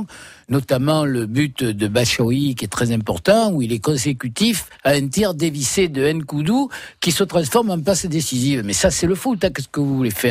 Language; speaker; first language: French; native; French